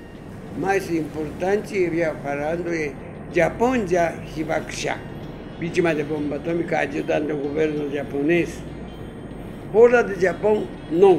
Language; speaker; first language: Portuguese; non-native, learner; Japanese